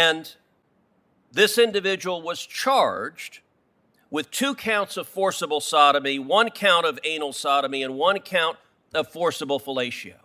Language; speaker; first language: English; native; English